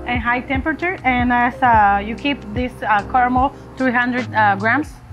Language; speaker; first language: English; non-native, learner; Spanish